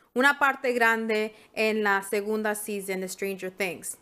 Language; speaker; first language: Spanish; early bilingual, heritage; Spanish